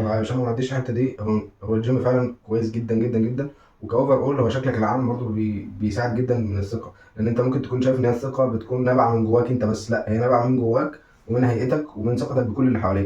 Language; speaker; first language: Arabic; native; Arabic